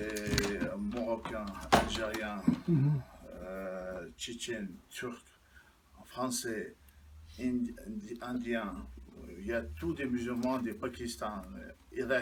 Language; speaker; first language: French; non-native, learner; Chechen